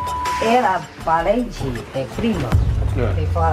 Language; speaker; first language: Portuguese; non-native, learner; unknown